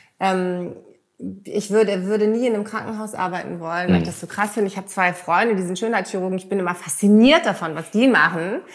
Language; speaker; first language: German; early bilingual, heritage; German